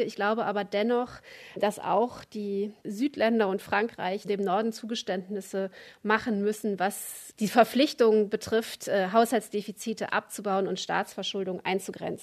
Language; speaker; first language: German; native; German